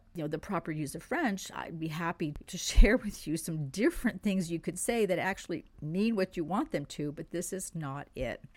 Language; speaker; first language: English; non-native, fluent; French